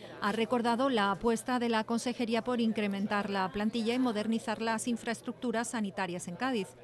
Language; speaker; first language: Spanish; native; Spanish